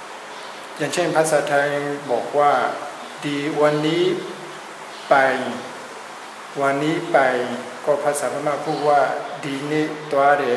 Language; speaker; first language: Thai; non-native, fluent; Burmese